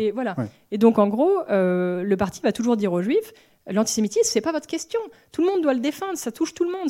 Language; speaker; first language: French; native; French